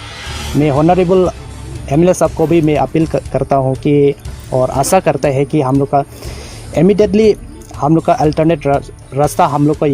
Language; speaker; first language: Hindi; non-native, local second language; Karbi